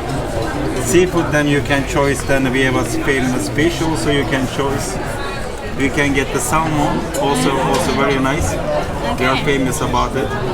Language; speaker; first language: English; non-native, learner; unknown